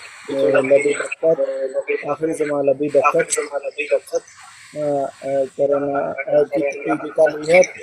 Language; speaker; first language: Indonesian; non-native, learner; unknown